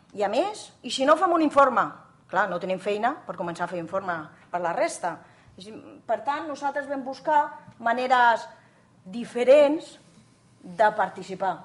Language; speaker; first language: Catalan; native; Catalan